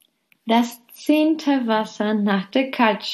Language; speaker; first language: German; non-native, fluent; Polish